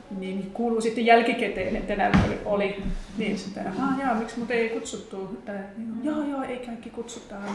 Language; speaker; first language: Finnish; non-native, fluent; German